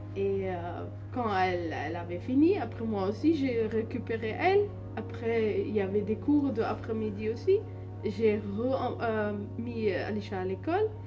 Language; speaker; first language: French; non-native, learner; Hindi